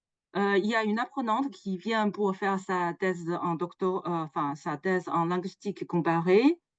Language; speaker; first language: French; non-native, fluent; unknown